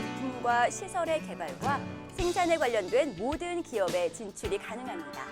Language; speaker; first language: Korean; native; Korean